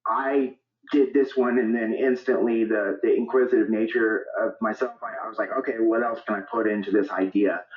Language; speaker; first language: English; native; English